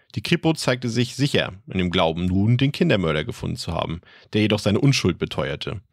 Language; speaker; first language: German; native; German